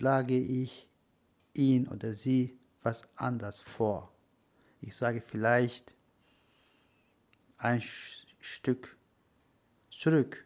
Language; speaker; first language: German; non-native, learner; Turkish